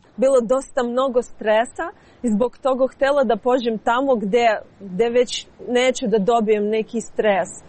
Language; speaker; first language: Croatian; non-native, fluent; Ukrainian